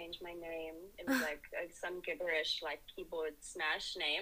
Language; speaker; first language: English; native; English